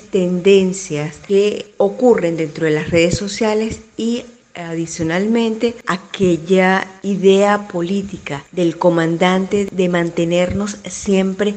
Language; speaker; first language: Spanish; native; Spanish